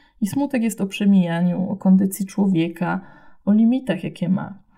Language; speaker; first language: Polish; native; Polish